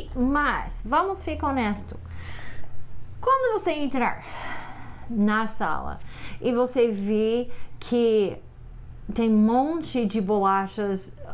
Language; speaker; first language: Portuguese; non-native, fluent; English